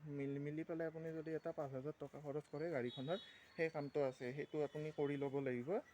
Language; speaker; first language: Assamese; native; Assamese